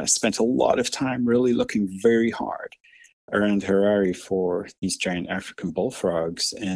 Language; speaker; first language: English; native; English